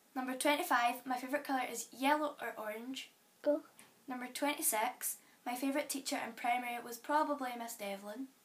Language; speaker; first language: English; native; English